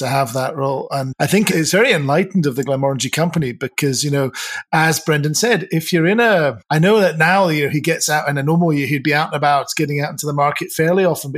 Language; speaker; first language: English; native; English